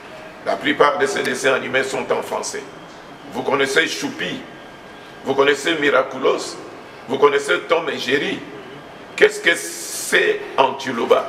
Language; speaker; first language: French; non-native, local second language; Lingala